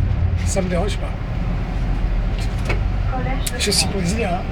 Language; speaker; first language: French; non-native, fluent; Portuguese